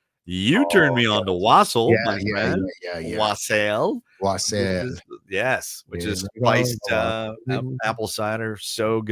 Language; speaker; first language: English; native; English